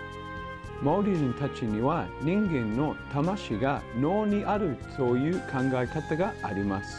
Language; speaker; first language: Japanese; non-native, fluent; English